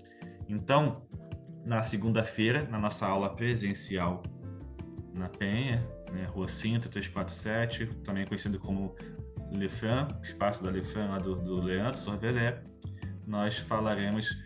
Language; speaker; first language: Portuguese; native; Portuguese